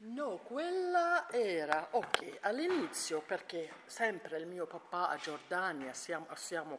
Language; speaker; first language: Italian; non-native, learner; Arabic